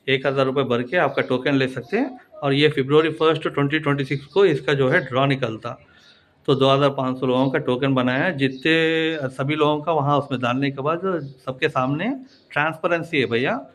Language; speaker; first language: Hindi; non-native, local second language; Telugu